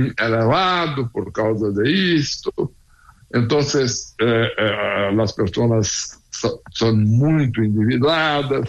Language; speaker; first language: Spanish; non-native, learner; Portuguese